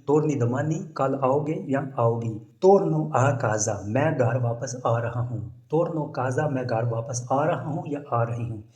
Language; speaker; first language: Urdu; non-native, local second language; Punjabi